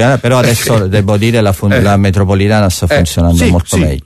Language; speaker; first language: Italian; native; Italian